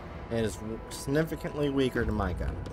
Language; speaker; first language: English; native; English